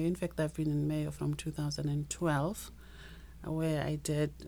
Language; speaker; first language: English; non-native, local second language; Northern Sotho